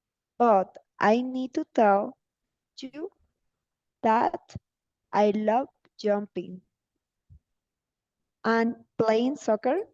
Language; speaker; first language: English; non-native, learner; Spanish